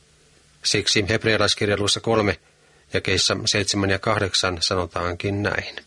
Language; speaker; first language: Finnish; native; Finnish